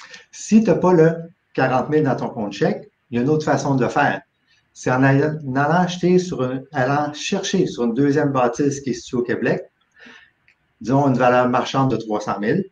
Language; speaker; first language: French; native; French